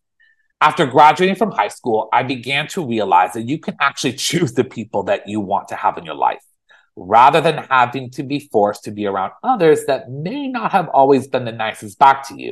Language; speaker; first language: English; native; English